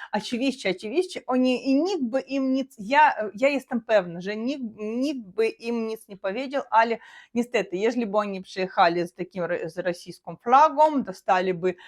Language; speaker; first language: Polish; non-native, learner; Russian